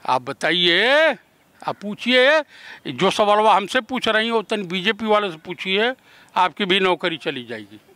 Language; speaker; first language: Hindi; native; Hindi